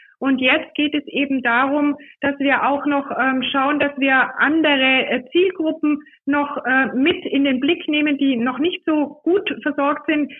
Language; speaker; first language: German; native; German